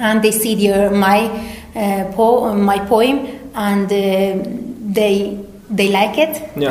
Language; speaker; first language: English; non-native, learner; Persian